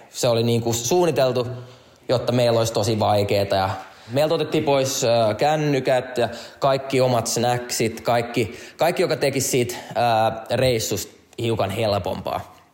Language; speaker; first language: Finnish; non-native, local second language; Swedish